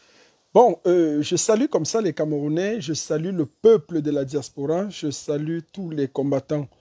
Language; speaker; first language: French; native; French